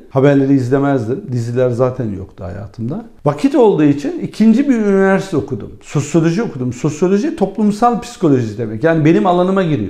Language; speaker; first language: Turkish; early bilingual, heritage; Turkish